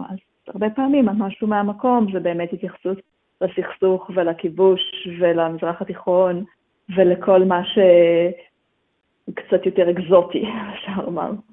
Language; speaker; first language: Hebrew; native; Hebrew